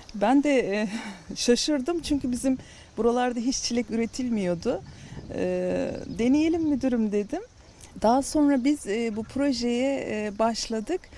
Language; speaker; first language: Turkish; native; Turkish